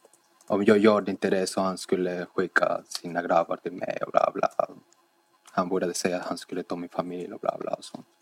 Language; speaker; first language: Swedish; non-native, fluent; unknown